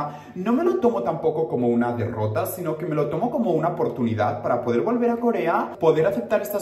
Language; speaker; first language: Spanish; native; Spanish